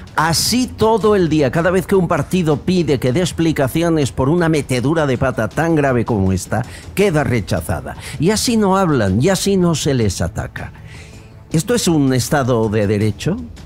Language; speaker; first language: Spanish; native; Spanish